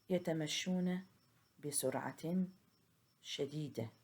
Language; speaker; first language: Arabic; native; Arabic